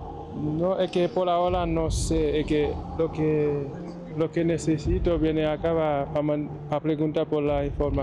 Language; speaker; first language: Spanish; non-native, learner; Haitian Creole